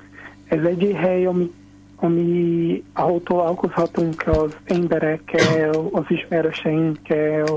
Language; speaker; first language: Hungarian; non-native, learner; Portuguese